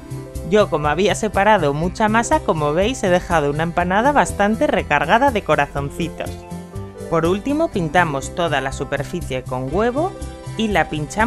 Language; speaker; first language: Spanish; native; Spanish